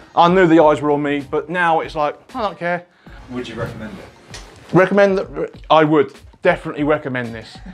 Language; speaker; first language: English; native; English